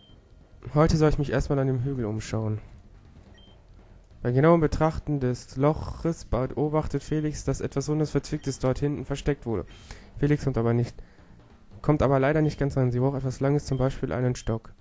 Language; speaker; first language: German; native; German